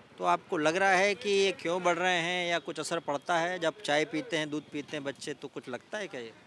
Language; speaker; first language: Hindi; native; Hindi